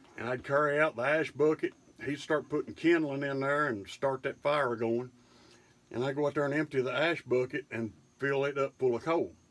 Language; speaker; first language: English; native; English